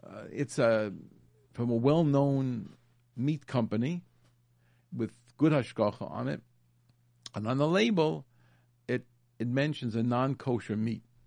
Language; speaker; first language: English; native; English